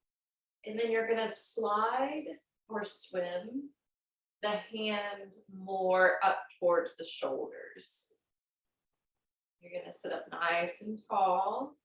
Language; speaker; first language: English; native; English